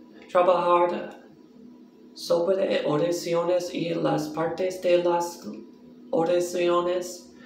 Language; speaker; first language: Spanish; non-native, learner; English